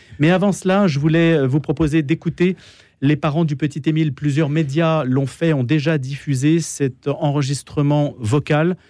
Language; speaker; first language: French; native; French